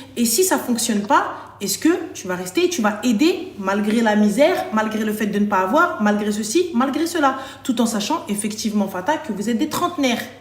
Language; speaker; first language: French; early bilingual, other home language; Arabic